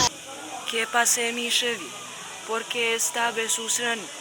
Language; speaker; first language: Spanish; non-native, learner; Serbian